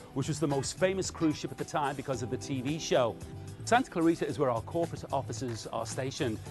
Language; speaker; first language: English; native; English